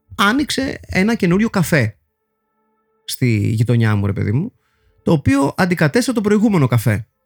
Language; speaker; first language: Greek; native; Greek